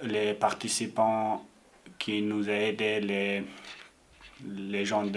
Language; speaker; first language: French; non-native, learner; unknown